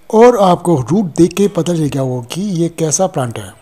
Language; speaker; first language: Hindi; non-native, local second language; Nepali